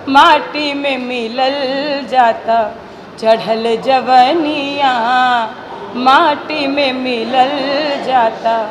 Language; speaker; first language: Hindi; native; Hindi